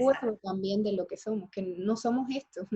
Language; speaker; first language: Spanish; native; Spanish